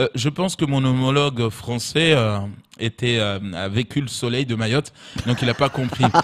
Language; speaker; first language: French; native; French